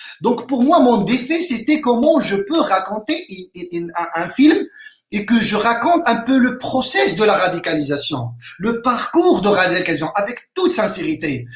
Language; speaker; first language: French; non-native, local second language; Arabic